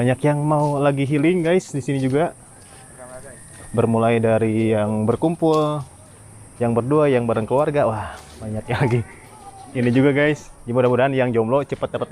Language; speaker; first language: Indonesian; native; Indonesian